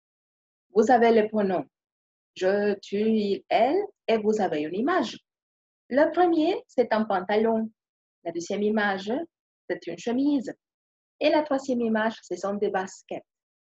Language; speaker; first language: French; non-native, fluent; Spanish